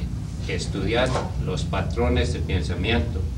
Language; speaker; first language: Spanish; non-native, learner; English